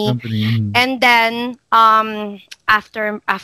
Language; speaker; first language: English; non-native, local second language; Hiligaynon